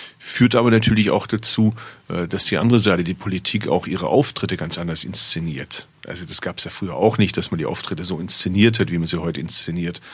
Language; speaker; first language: German; early bilingual, other home language; Turkish